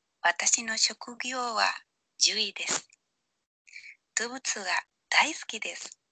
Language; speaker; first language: Japanese; non-native, learner; Spanish